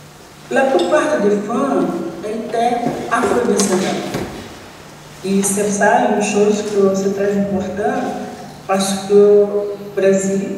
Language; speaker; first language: French; non-native, learner; Portuguese